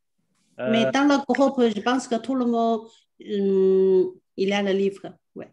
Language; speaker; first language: French; non-native, learner; Chinese